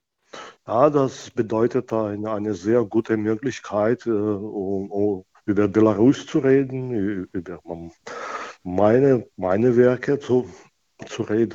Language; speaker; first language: German; non-native, fluent; Russian